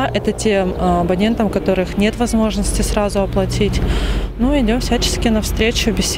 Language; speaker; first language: Russian; native; Russian